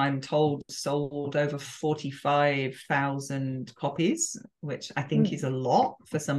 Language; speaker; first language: English; native; English